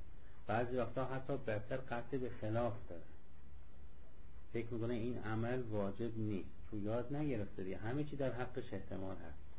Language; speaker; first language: Persian; native; Persian